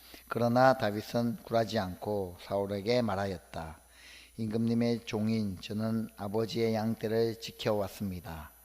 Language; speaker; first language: Korean; native; Korean